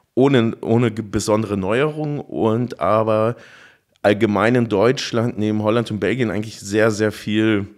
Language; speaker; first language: German; native; German